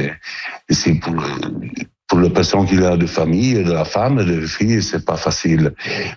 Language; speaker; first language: French; non-native, learner; Italian